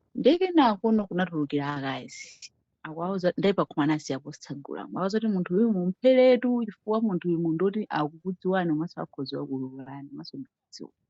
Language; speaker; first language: Nyanja; native; Nyanja